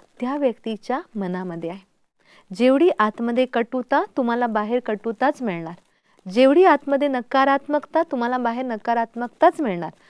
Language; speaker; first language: Marathi; native; Marathi